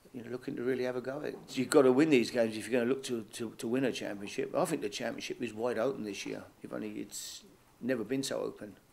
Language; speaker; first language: English; native; English